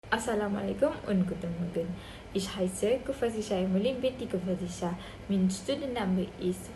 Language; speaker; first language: German; non-native, learner; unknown